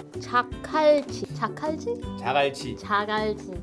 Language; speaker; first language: Korean; non-native, learner; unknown